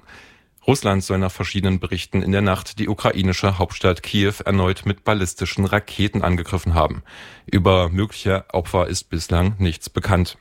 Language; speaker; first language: German; native; German